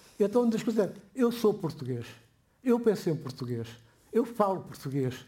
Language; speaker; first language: Portuguese; non-native, local second language; Upper Guinea Crioulo